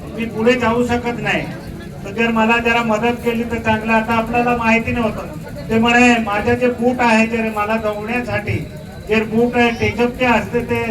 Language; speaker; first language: Marathi; non-native, local second language; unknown